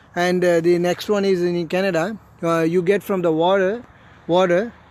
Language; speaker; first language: English; non-native, local second language; Tamil